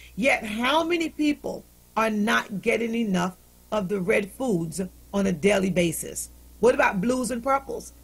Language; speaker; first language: English; native; English